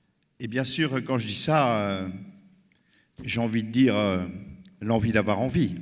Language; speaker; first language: French; native; French